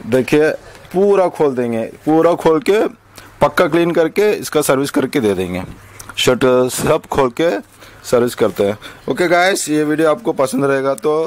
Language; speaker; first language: Hindi; non-native, local second language; Tamil